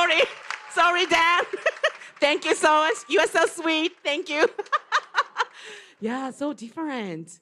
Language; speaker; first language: English; non-native, learner; Japanese